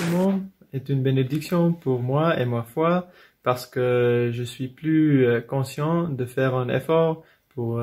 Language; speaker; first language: French; non-native, fluent; English